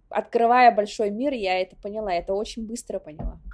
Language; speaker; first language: Russian; non-native, local second language; Yakut